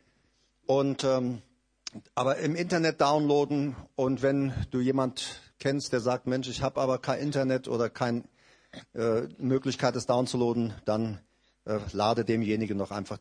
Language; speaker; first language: German; native; German